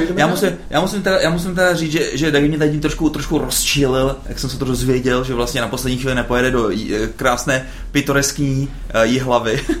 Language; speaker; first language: Czech; native; Czech